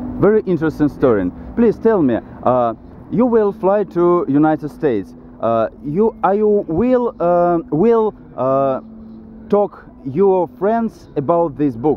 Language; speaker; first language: English; non-native, learner; Russian